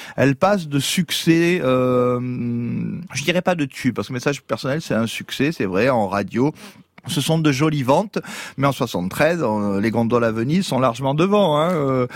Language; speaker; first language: French; native; French